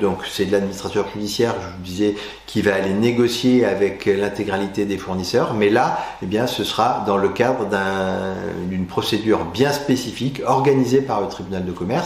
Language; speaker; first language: French; native; French